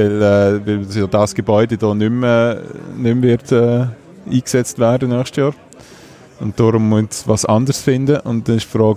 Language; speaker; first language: German; native; German